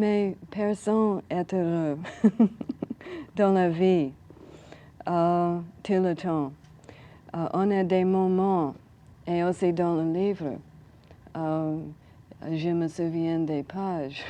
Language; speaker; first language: French; non-native, learner; English